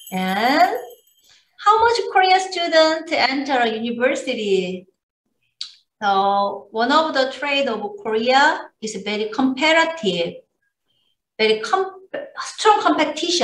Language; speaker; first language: English; non-native, learner; Korean